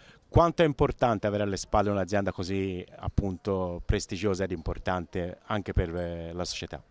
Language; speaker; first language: Italian; native; Italian